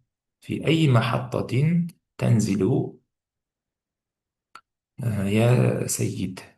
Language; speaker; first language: Arabic; non-native, fluent; Uzbek